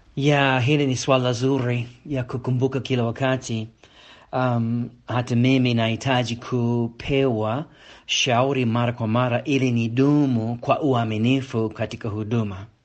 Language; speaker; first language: Swahili; non-native, fluent; English